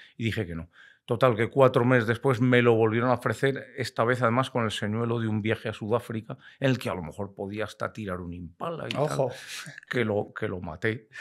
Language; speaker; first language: Spanish; native; Spanish